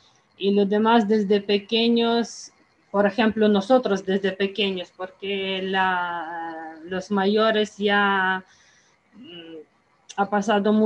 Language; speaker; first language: Spanish; non-native, fluent; Ukrainian